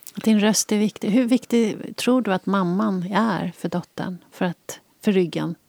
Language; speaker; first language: Swedish; native; Swedish